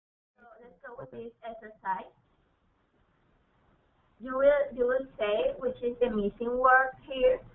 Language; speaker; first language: English; non-native, fluent; Spanish